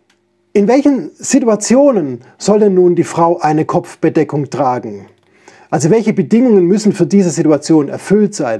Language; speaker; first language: German; native; German